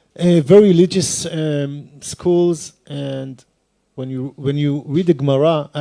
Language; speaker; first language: English; non-native, fluent; Hebrew